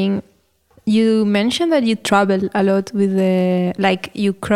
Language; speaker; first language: English; non-native, fluent; Spanish